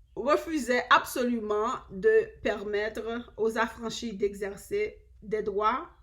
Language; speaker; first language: French; non-native, learner; English